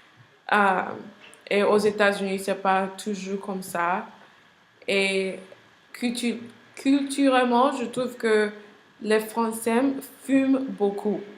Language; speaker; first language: French; non-native, learner; English